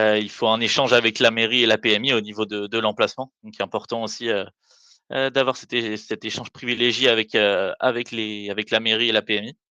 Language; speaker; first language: French; native; French